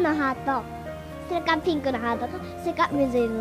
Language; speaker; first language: Japanese; native; Japanese